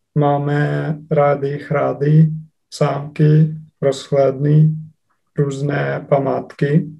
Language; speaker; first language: Czech; non-native, fluent; Estonian